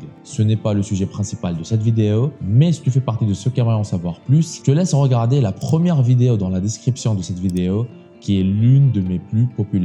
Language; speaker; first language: French; native; French